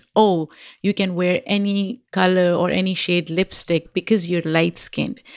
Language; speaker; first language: English; non-native, local second language; Urdu